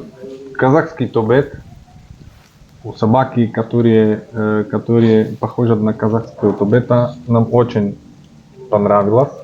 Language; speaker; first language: Russian; non-native, learner; Slovak